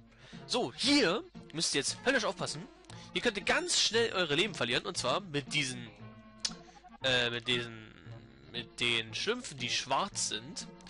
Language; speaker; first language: German; native; German